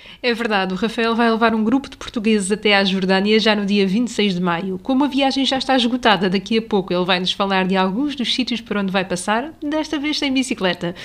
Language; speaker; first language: Portuguese; native; Portuguese